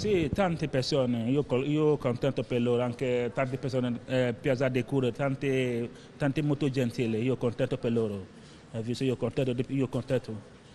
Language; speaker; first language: Italian; non-native, learner; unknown